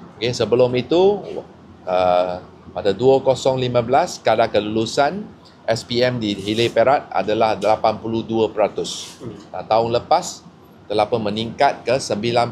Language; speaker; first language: Malay; non-native, local second language; Chinese